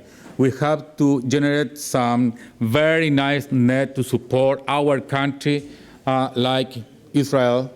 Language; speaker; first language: English; non-native, learner; Spanish